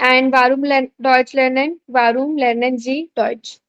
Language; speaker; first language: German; non-native, fluent; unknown